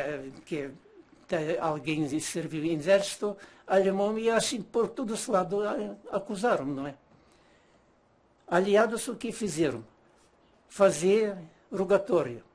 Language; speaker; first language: Portuguese; non-native, learner; Ukrainian